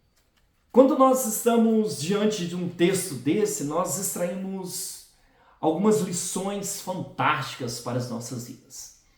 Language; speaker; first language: Portuguese; native; Portuguese